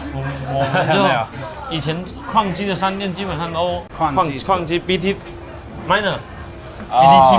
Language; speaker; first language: Chinese; native; Chinese